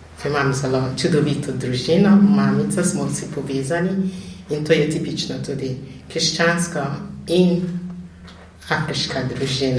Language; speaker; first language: Slovenian; non-native, fluent; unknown